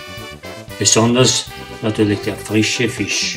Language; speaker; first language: German; native; German